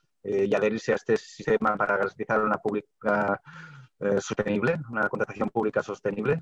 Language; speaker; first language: Spanish; native; Spanish